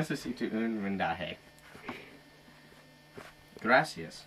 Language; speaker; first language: Spanish; non-native, learner; English